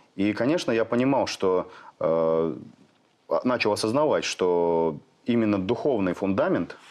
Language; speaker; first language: Russian; native; Russian